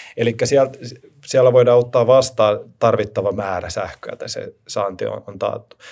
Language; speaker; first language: Finnish; non-native, local second language; Swedish